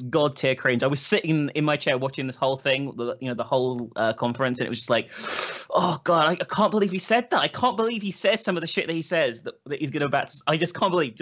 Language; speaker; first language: English; native; English